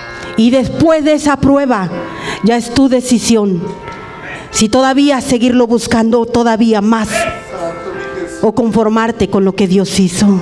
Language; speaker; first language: Spanish; native; Spanish